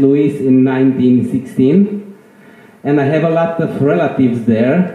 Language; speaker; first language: English; non-native, learner; Romanian